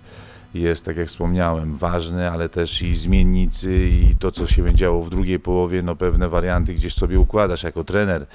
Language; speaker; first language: Polish; native; Polish